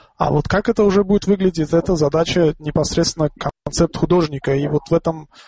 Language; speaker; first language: Russian; non-native, local second language; Tajik